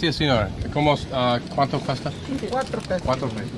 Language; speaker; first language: Spanish; non-native, learner; English